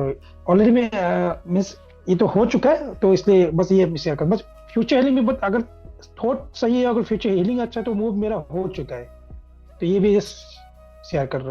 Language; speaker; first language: Hindi; non-native, local second language; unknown